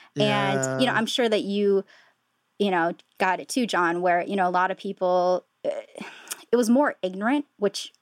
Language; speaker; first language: English; native; English